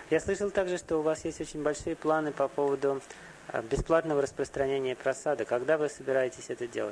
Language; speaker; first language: Russian; native; Russian